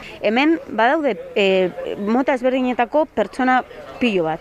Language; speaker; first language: Basque; non-native, local second language; Spanish